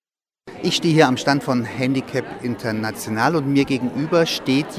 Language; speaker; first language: German; native; German